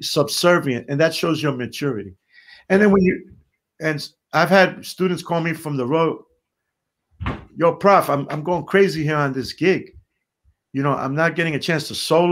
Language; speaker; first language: English; early bilingual, other home language; Spanish